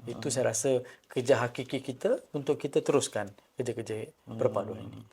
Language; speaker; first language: Malay; non-native, local second language; Tamil